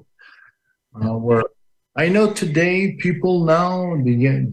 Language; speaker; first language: English; native; English